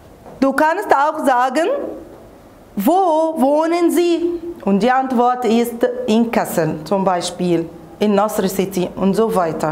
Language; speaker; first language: German; non-native, fluent; Arabic